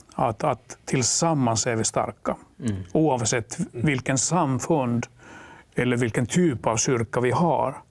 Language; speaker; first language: Swedish; non-native, local second language; Finnish